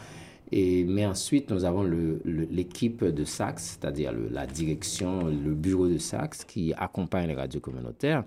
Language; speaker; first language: French; non-native, local second language; Haitian Creole